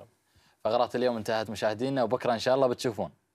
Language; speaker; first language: Arabic; native; Arabic